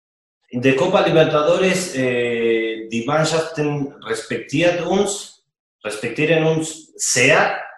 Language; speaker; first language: German; non-native, fluent; Spanish